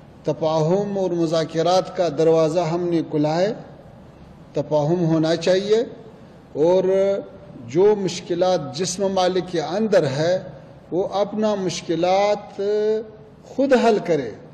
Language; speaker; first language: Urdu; non-native, fluent; Pashto